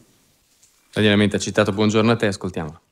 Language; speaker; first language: Italian; native; Italian